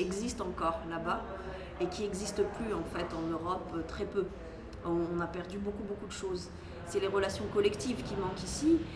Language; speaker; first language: French; native; French